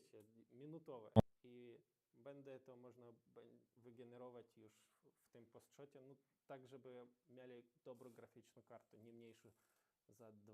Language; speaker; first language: Polish; non-native, learner; Ukrainian